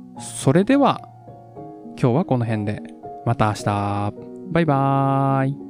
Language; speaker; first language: Japanese; native; Japanese